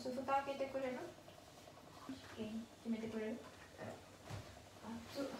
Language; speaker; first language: Japanese; native; Japanese